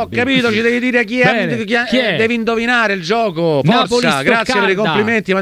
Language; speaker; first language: Italian; native; Italian